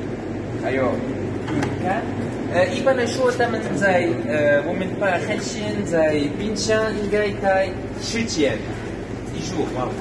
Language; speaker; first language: Chinese; non-native, fluent; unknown